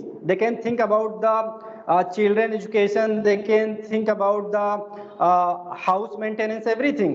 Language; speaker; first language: English; non-native, fluent; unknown